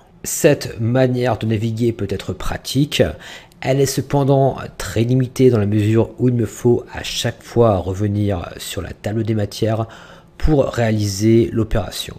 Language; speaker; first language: French; native; French